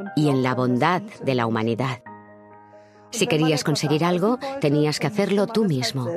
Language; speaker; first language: Spanish; non-native, fluent; German